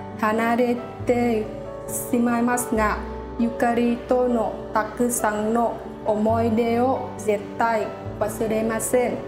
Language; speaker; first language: Japanese; non-native, learner; Vietnamese